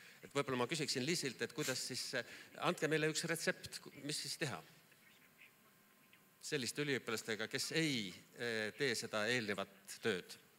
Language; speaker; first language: Estonian; native; Estonian